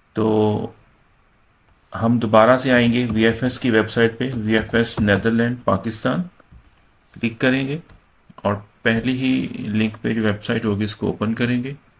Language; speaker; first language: Urdu; non-native, local second language; Punjabi